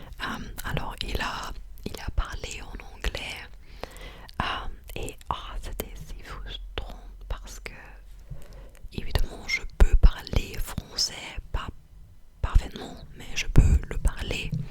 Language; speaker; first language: French; non-native, fluent; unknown